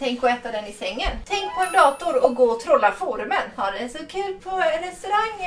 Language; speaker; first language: Swedish; native; Swedish